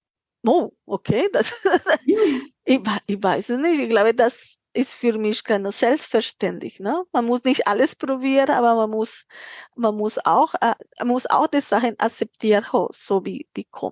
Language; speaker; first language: German; non-native, fluent; Spanish